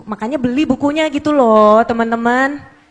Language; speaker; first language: Indonesian; native; Indonesian